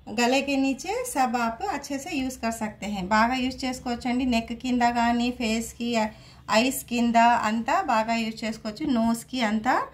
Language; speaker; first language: Hindi; non-native, local second language; Telugu